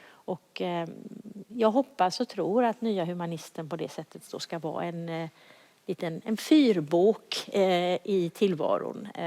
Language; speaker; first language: Swedish; native; Swedish